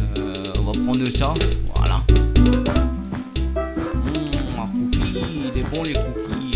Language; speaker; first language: French; native; French